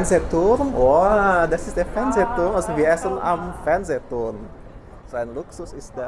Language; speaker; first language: German; non-native, fluent; Indonesian